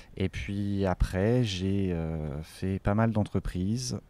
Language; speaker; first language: French; native; French